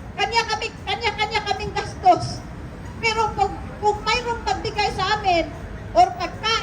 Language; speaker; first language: Filipino; non-native, local second language; Cebuano